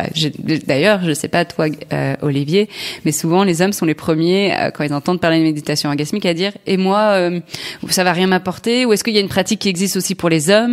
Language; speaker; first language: French; native; French